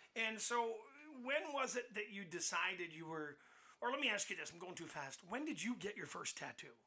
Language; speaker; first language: English; native; English